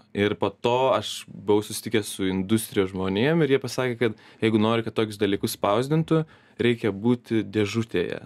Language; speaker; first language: Lithuanian; native; Lithuanian